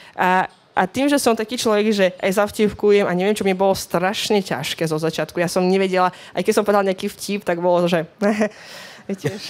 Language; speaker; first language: Slovak; non-native, fluent; Russian